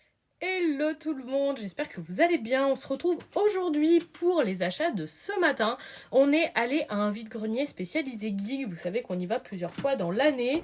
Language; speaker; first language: French; native; French